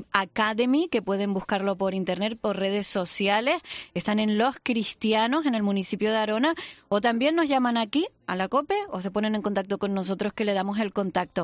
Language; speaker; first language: Spanish; native; Spanish